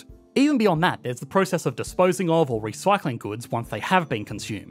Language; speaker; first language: English; native; English